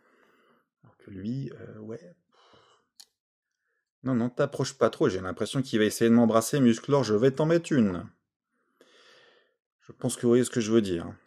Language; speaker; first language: French; native; French